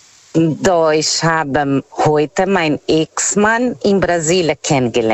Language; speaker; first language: German; non-native, learner; Portuguese